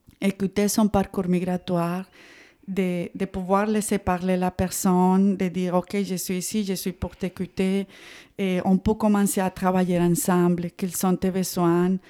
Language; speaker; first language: French; non-native, fluent; Spanish